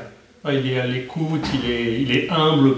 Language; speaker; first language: French; native; French